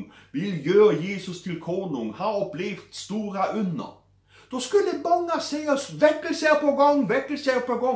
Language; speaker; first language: Swedish; non-native, fluent; German